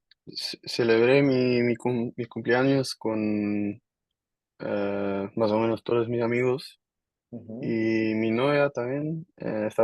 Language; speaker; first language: Spanish; non-native, learner; Dutch